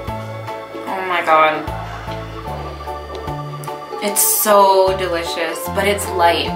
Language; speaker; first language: English; early bilingual, other home language; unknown